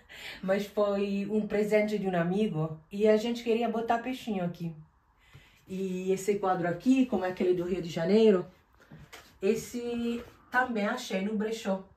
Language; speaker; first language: Portuguese; non-native, fluent; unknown